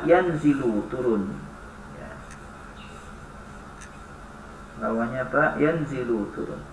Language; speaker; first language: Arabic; non-native, fluent; Indonesian